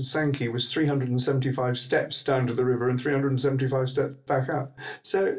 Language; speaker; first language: English; native; English